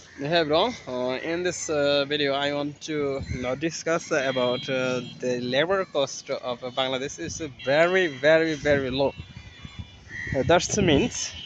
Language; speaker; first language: English; non-native, learner; Bangla